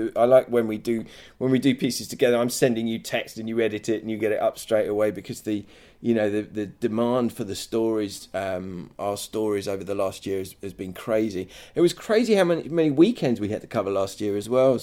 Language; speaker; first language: English; native; English